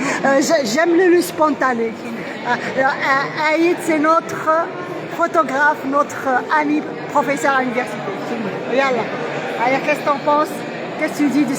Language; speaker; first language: French; non-native, local second language; Arabic